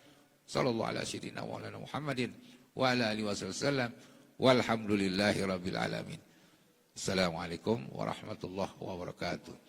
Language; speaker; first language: Arabic; non-native, fluent; Indonesian